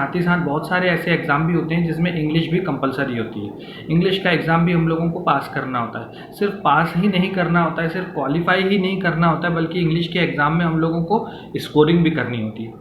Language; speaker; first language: Hindi; native; Hindi